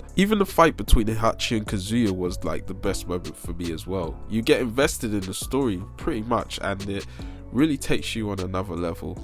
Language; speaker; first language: English; native; English